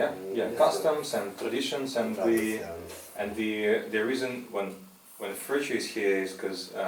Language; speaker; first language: English; non-native, fluent; Russian